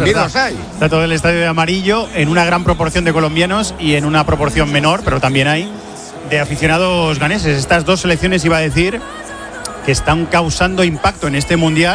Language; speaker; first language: Spanish; native; Spanish